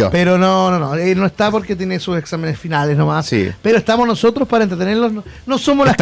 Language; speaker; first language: Spanish; native; Spanish